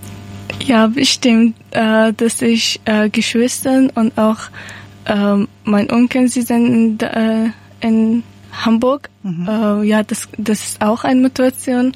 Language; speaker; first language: German; non-native, learner; Persian